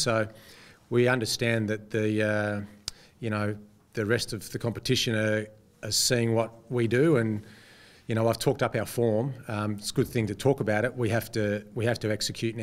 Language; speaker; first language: English; native; English